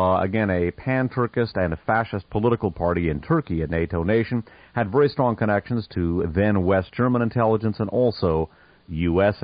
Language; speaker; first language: English; native; English